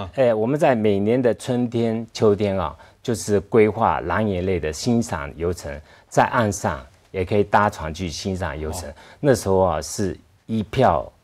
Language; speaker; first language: Chinese; native; Chinese